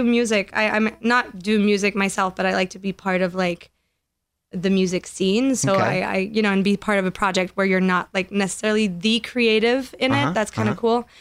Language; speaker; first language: English; non-native, fluent; French